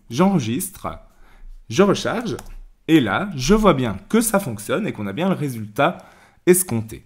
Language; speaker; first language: French; native; French